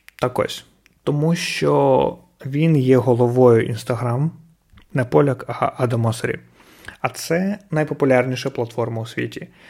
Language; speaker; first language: Ukrainian; non-native, local second language; Russian